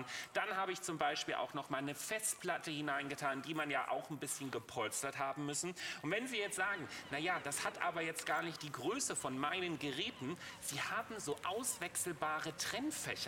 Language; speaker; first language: German; native; German